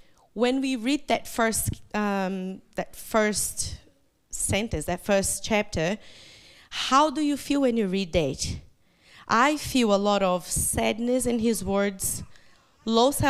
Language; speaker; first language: English; non-native, fluent; Portuguese